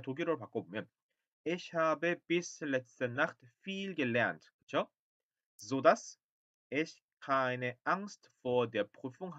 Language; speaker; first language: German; non-native, fluent; Korean